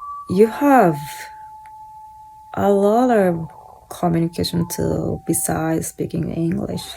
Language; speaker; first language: English; non-native, fluent; Japanese